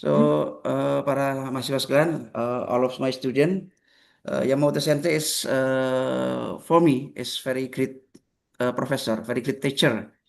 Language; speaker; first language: English; non-native, learner; Indonesian